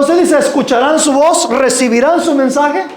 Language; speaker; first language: Spanish; native; Spanish